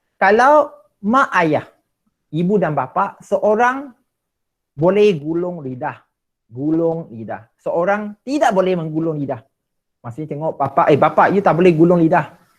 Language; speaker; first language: Malay; non-native, local second language; Chinese